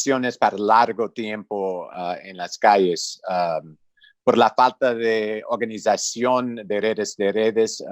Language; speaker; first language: Spanish; non-native, fluent; English